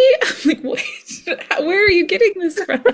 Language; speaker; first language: English; native; English